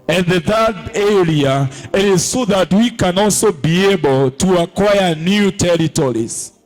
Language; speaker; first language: English; non-native, local second language; Swahili